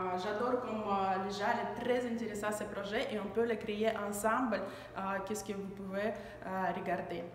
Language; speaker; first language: French; non-native, learner; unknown